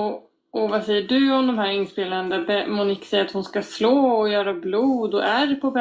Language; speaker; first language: Swedish; native; Swedish